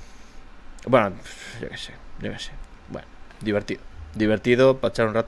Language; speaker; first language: Spanish; native; Spanish